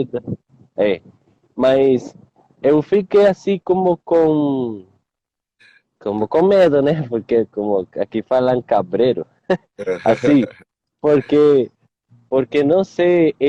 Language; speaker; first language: Portuguese; non-native, learner; Spanish